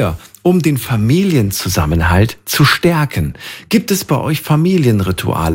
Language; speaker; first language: German; native; German